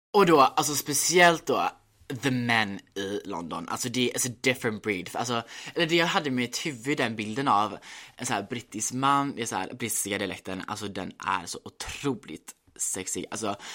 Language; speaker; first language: Swedish; native; Swedish